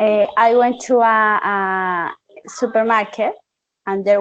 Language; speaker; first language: English; non-native, learner; Spanish